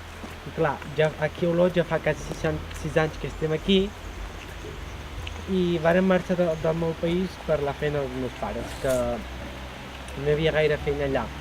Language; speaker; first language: Catalan; early bilingual, other home language; Georgian